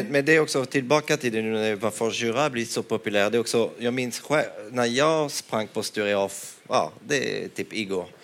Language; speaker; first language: Swedish; non-native, fluent; French